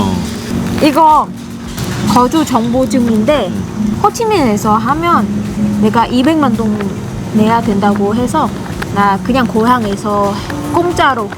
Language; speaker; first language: Korean; non-native, fluent; Vietnamese